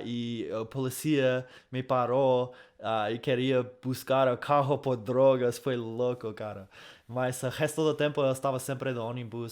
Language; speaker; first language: Portuguese; non-native, fluent; English